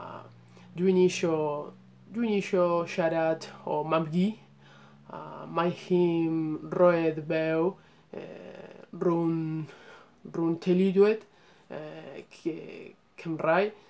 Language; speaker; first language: Welsh; non-native, learner; Spanish